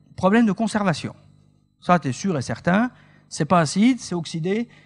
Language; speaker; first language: French; native; French